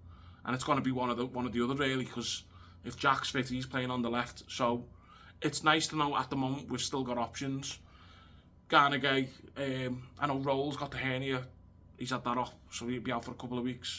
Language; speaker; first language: English; native; English